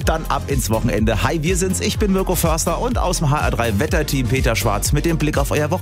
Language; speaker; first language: German; native; German